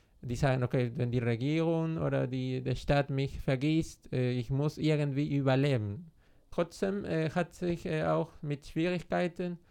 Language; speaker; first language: German; non-native, fluent; Spanish